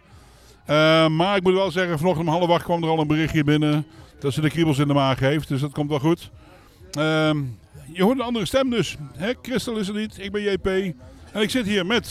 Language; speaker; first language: Dutch; native; Dutch